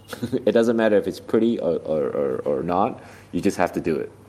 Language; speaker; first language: English; native; English